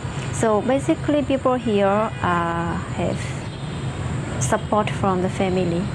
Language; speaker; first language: English; non-native, fluent; Vietnamese